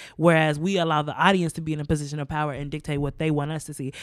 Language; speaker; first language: English; native; English